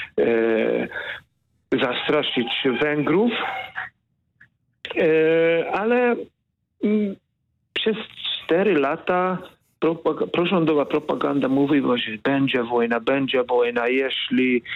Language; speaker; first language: Polish; non-native, fluent; Hungarian